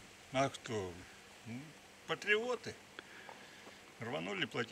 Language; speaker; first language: Russian; native; Russian